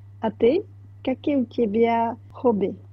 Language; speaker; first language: Russian; non-native, learner; Czech